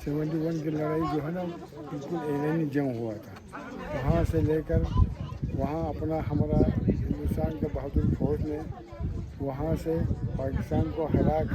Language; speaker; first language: Hindi; non-native, local second language; Balti